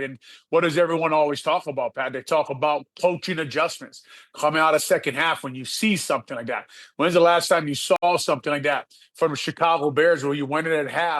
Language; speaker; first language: English; native; English